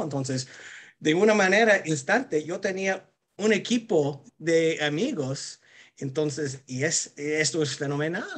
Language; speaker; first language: Spanish; non-native, fluent; English